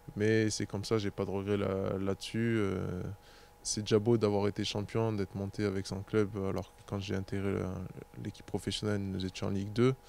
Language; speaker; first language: French; native; French